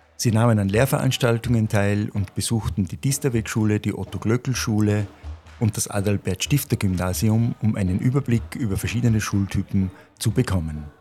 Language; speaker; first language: German; native; German